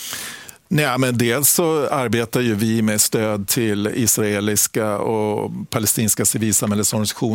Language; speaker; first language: Swedish; native; Swedish